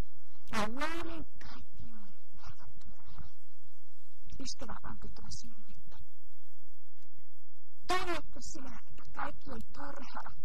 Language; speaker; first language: Finnish; early bilingual, heritage; Finnish